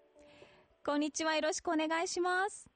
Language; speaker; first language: Japanese; native; Japanese